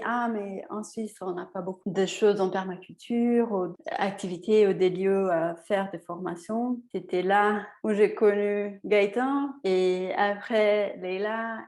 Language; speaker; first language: French; non-native, fluent; Portuguese